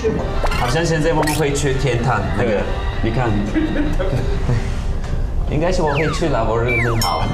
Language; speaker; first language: Chinese; non-native, fluent; Turkish